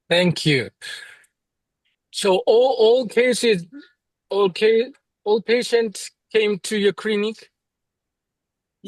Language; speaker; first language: English; non-native, learner; Japanese